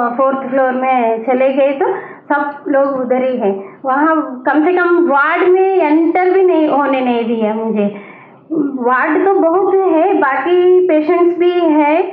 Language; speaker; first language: Hindi; non-native, local second language; Telugu